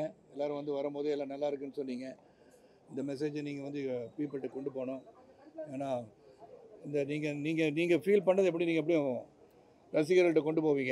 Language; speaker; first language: Tamil; native; Tamil